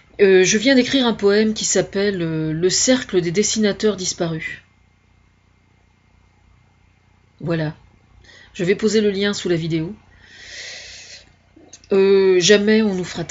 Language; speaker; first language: French; native; French